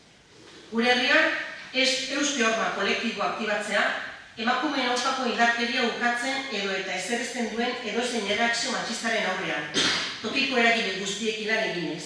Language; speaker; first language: Basque; native; Basque